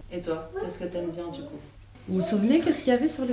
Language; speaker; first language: French; native; French